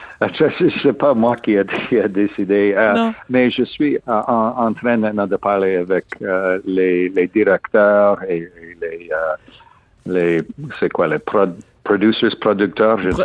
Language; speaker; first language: French; non-native, learner; English